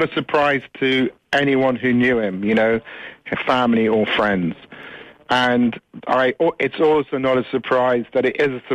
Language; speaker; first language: English; native; English